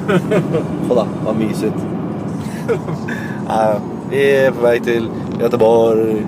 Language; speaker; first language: Swedish; native; Swedish